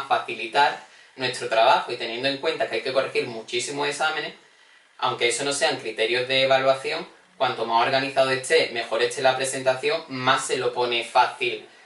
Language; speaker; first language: Spanish; native; Spanish